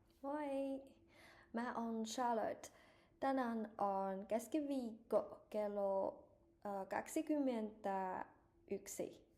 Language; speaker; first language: Finnish; non-native, learner; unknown